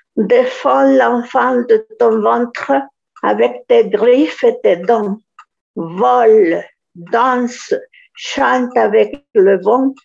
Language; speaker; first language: French; non-native, fluent; Spanish